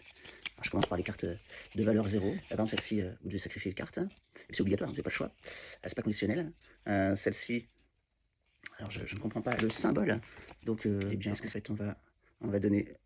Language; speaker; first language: French; native; French